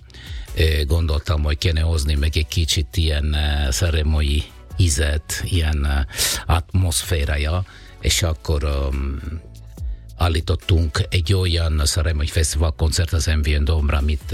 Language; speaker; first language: Hungarian; non-native, learner; Italian